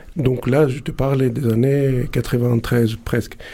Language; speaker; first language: French; non-native, fluent; Greek